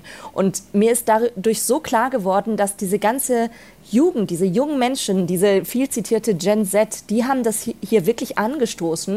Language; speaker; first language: German; native; German